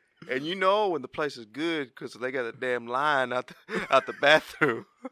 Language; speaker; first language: English; early bilingual, other home language; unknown